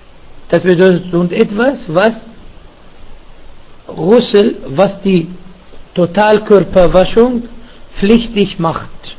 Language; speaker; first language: German; non-native, fluent; Arabic